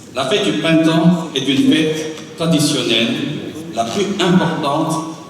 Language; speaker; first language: French; non-native, fluent; Chinese